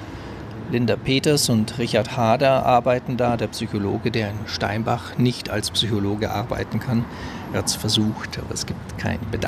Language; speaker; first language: German; native; German